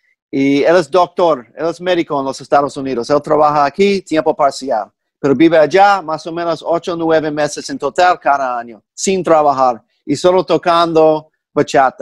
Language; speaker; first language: Spanish; non-native, fluent; English